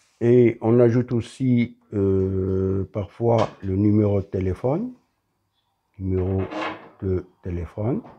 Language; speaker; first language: French; non-native, local second language; Arabic